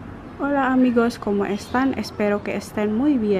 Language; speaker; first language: Spanish; non-native, learner; Indonesian